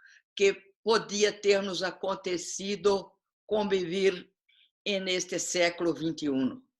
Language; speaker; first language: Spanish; non-native, learner; Portuguese